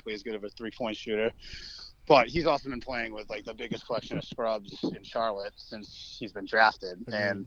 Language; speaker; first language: English; native; English